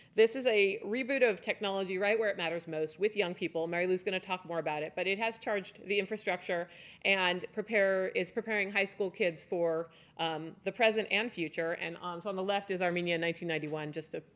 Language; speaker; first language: English; native; English